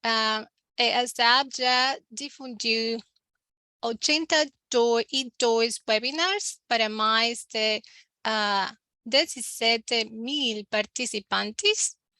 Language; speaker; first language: Portuguese; non-native, learner; Spanish